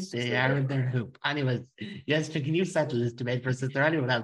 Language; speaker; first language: English; native; English